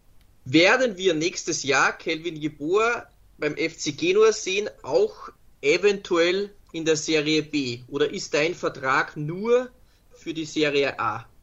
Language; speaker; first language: German; native; German